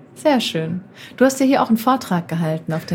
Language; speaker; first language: German; native; German